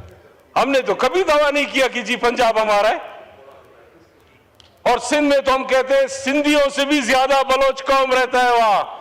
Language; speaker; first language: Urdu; non-native, local second language; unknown